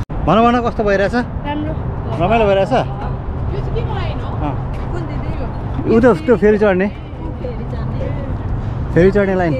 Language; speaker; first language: Nepali; native; Nepali